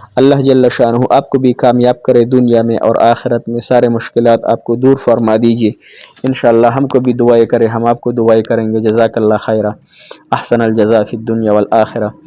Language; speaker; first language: Urdu; non-native, local second language; Pashto